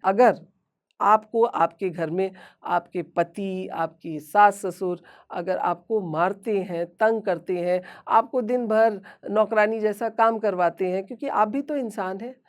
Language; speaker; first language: Hindi; native; Hindi